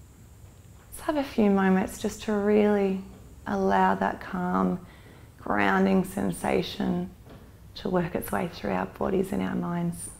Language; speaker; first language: English; native; English